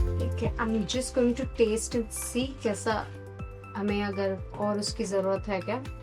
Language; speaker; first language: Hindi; non-native, local second language; Tamil